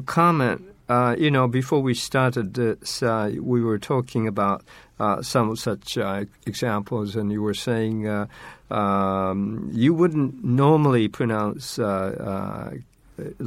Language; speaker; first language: English; non-native, fluent; Japanese